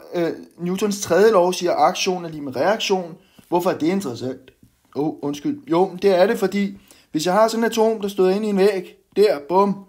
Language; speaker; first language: Danish; native; Danish